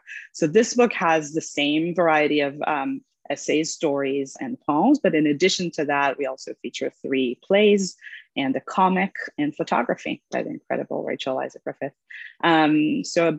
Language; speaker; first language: English; non-native, fluent; Hebrew